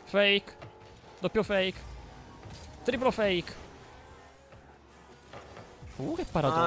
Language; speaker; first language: Italian; native; Italian